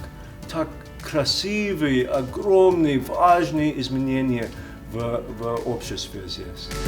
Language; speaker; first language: Russian; non-native, learner; English